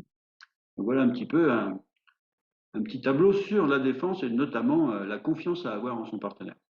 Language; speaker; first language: French; native; French